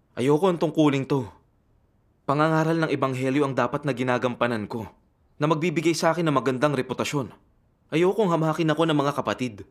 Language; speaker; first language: Filipino; native; Filipino